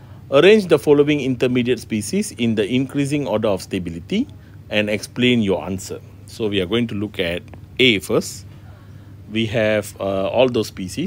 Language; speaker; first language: English; non-native, local second language; Malay